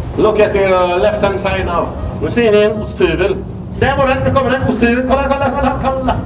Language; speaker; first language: Swedish; native; Swedish